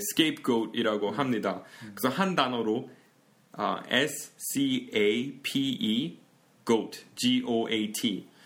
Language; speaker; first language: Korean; early bilingual, heritage; Korean